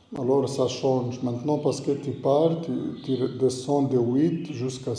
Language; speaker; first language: French; non-native, learner; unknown